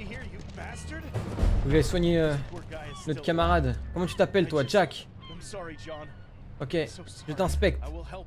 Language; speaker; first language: French; native; French